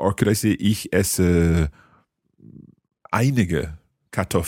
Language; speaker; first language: German; non-native, learner; English